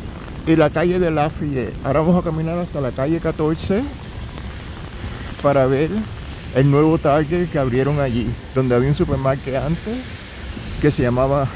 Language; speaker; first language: Spanish; early bilingual, heritage; Spanish